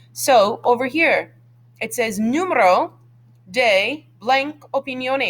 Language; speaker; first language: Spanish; non-native, fluent; English